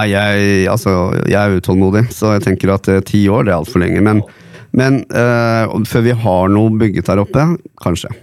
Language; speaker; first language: Norwegian; native; Norwegian